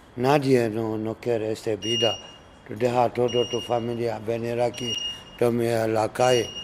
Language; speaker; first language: Spanish; non-native, learner; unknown